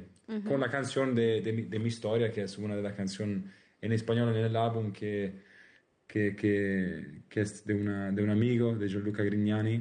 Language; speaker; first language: Spanish; non-native, learner; Italian